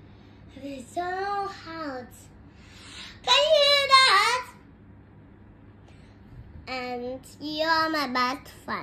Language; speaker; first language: English; non-native, learner; Vietnamese